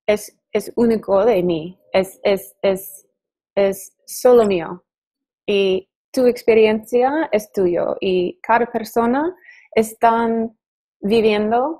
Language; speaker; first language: Spanish; non-native, learner; English